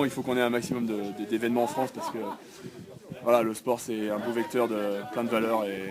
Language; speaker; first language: French; native; French